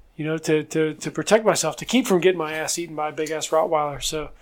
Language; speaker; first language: English; native; English